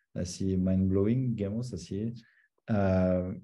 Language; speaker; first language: Spanish; non-native, fluent; French